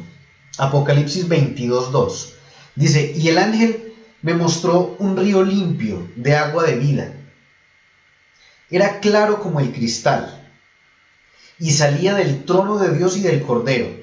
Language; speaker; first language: Spanish; native; Spanish